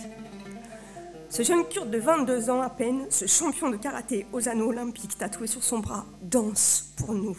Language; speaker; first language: French; native; French